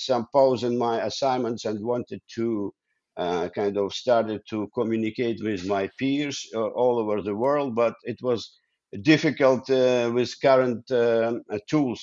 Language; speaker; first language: English; non-native, fluent; Ukrainian